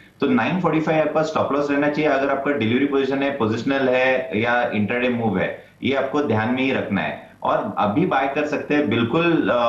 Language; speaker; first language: Hindi; non-native, local second language; Marathi